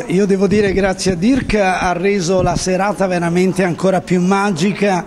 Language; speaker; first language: Italian; native; Italian